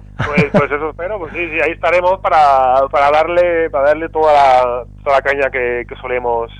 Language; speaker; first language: Spanish; non-native, fluent; Danish